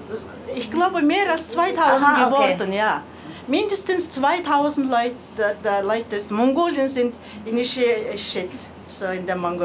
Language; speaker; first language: German; non-native, fluent; Mongolian